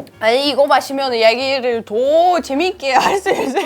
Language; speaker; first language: Korean; non-native, fluent; Russian